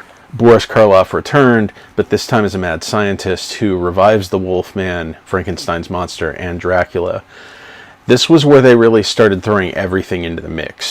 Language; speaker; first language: English; native; English